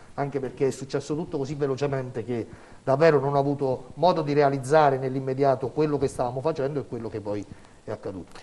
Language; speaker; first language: Italian; native; Italian